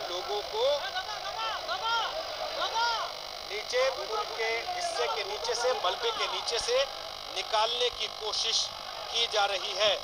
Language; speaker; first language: Hindi; native; Hindi